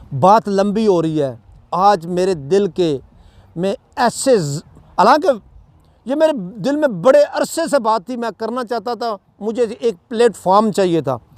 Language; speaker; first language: Urdu; non-native, local second language; Punjabi